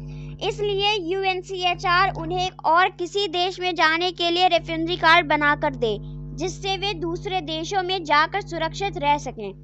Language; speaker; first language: Hindi; native; Hindi